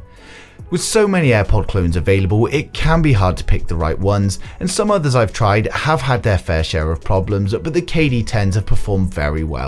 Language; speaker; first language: English; native; English